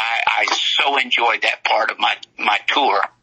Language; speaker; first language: English; native; English